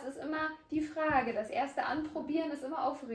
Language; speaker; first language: German; native; German